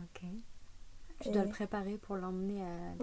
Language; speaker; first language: French; native; French